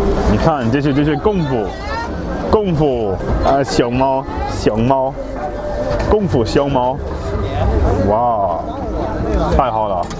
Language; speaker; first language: Chinese; non-native, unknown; German